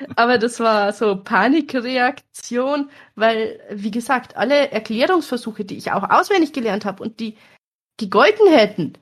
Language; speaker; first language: German; native; German